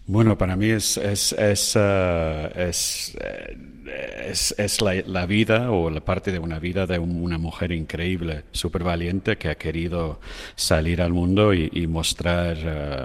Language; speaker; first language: Spanish; non-native, fluent; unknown